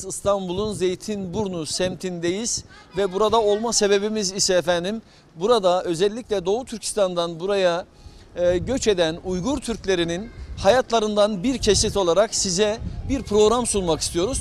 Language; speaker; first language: Turkish; native; Turkish